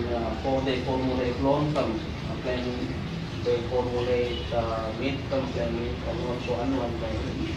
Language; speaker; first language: English; non-native, fluent; Indonesian